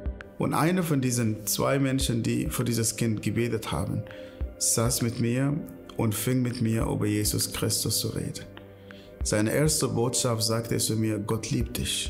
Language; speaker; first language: German; non-native, fluent; Arabic